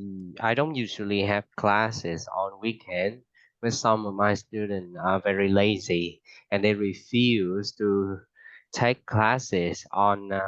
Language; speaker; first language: English; non-native, fluent; Vietnamese